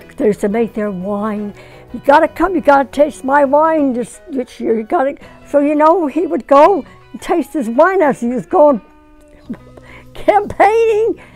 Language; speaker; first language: English; native; English